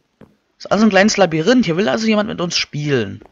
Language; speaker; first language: German; native; German